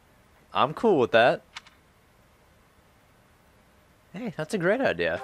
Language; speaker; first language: English; native; English